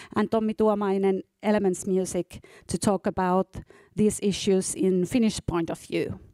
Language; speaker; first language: English; non-native, fluent; Finnish